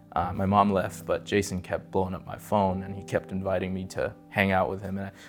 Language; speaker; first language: English; native; English